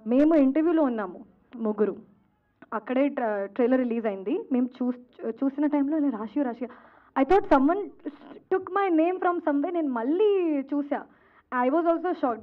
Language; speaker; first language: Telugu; non-native, local second language; Hindi